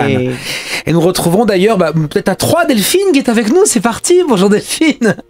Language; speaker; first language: French; native; French